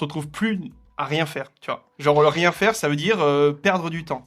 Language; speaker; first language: French; native; French